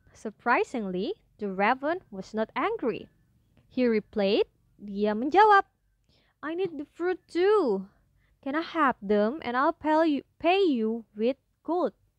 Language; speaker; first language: English; non-native, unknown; Indonesian